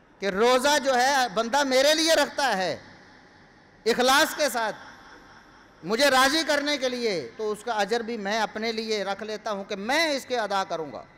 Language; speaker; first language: Urdu; non-native, local second language; Punjabi